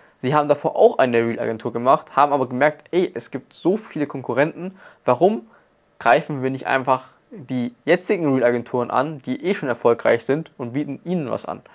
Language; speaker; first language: German; native; German